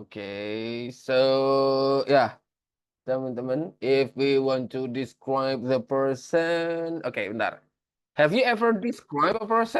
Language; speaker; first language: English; non-native, fluent; Indonesian